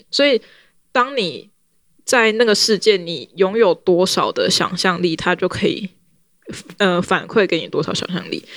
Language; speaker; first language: Chinese; native; Chinese